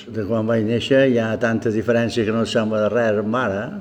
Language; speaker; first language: Catalan; native; Catalan